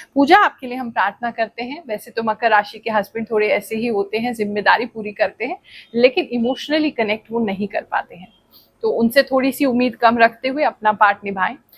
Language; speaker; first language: Hindi; native; Hindi